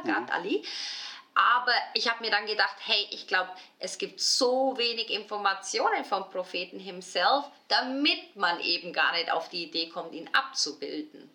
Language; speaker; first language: German; native; German